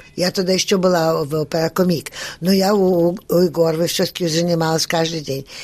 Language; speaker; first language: Russian; early bilingual, heritage; Russian